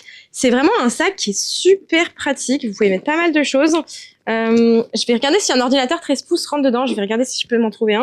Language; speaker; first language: French; native; French